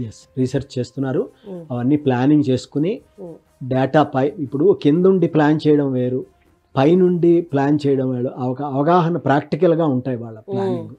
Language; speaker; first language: Telugu; native; Telugu